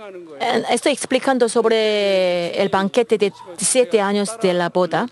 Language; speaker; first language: Spanish; non-native, learner; Korean